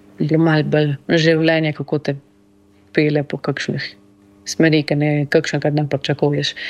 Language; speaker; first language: Slovenian; early bilingual, heritage; Slovenian